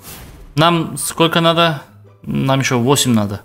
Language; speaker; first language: Russian; non-native, local second language; Uzbek